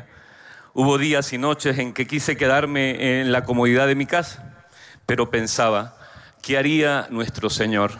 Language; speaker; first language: Spanish; native; Spanish